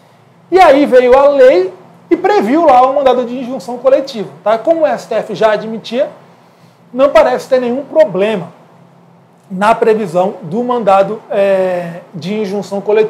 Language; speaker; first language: Portuguese; native; Portuguese